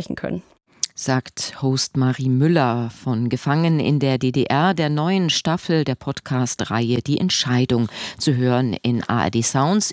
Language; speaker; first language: German; native; German